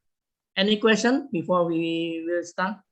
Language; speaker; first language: English; non-native, learner; Indonesian